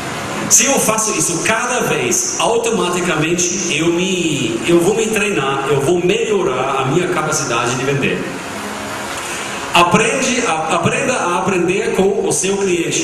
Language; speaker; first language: Portuguese; non-native, fluent; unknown